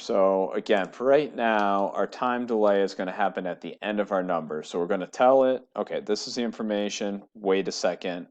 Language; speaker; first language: English; native; English